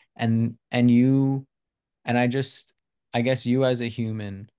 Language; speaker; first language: English; non-native, local second language; Urdu